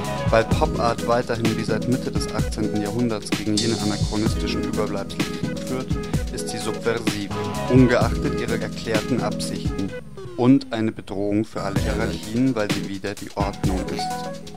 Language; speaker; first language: German; native; German